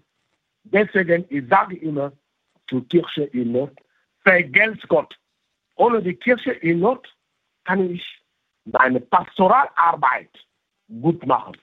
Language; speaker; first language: German; non-native, learner; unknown